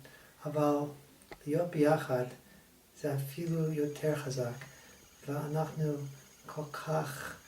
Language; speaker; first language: Hebrew; non-native, fluent; English